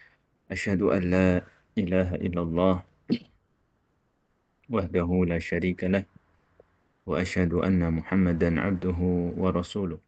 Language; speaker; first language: Arabic; non-native, fluent; Indonesian